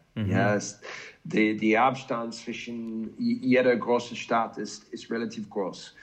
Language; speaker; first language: German; non-native, learner; English